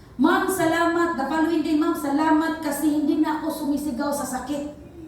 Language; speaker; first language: Filipino; non-native, local second language; Cebuano